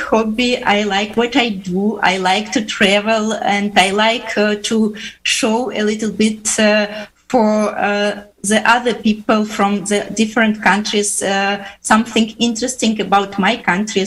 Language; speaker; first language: English; non-native, fluent; Uzbek